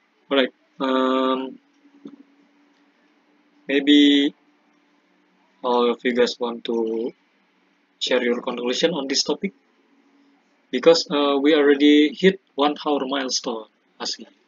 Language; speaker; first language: English; non-native, learner; Indonesian